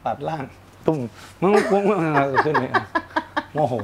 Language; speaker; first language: Thai; native; Thai